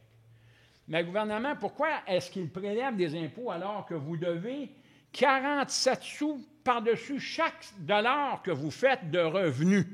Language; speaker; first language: French; native; French